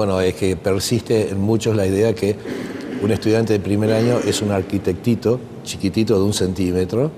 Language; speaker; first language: Spanish; native; Spanish